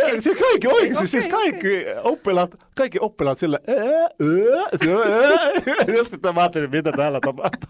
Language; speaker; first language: Finnish; non-native, fluent; Arabic